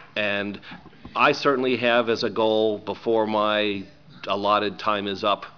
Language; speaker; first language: English; native; English